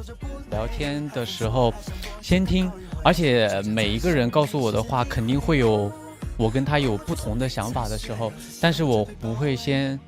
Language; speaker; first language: Chinese; native; Chinese